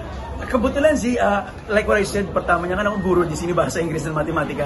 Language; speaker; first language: Indonesian; non-native, fluent; Filipino